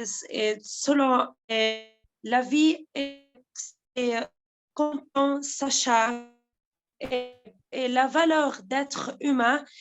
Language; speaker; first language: French; non-native, local second language; Arabic